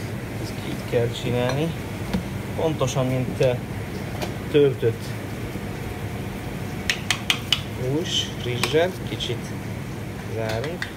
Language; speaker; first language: Hungarian; non-native, learner; Arabic